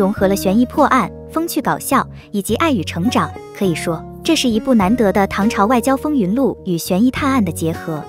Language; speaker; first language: Chinese; native; Chinese